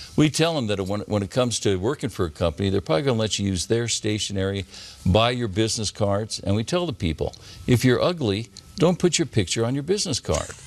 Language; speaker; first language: English; native; English